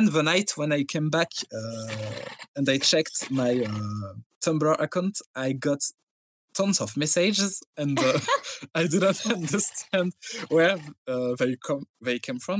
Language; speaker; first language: English; non-native, fluent; French